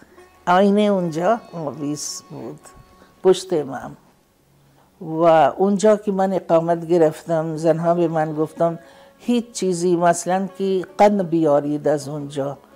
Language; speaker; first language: Persian; non-native, fluent; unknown